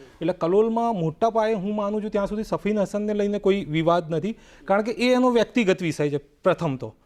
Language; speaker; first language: Gujarati; native; Gujarati